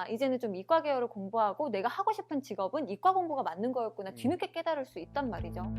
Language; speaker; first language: Korean; native; Korean